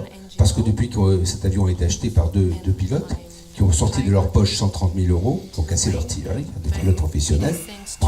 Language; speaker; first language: French; native; French